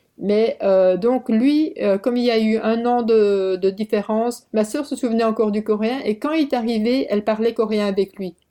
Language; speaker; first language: French; early bilingual, other home language; Korean